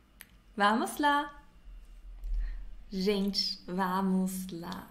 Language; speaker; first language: Portuguese; non-native, fluent; German